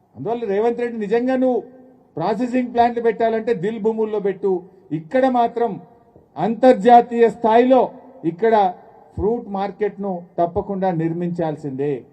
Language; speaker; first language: Telugu; native; Telugu